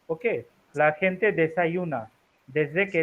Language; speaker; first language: Spanish; non-native, fluent; Hindi